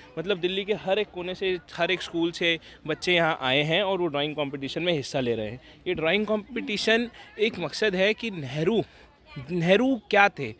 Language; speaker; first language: Hindi; native; Hindi